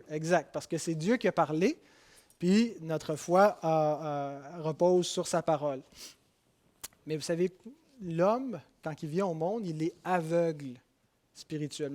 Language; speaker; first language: French; native; French